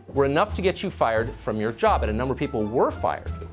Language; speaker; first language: English; native; English